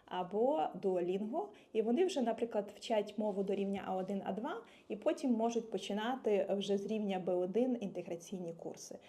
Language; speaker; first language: Ukrainian; native; Ukrainian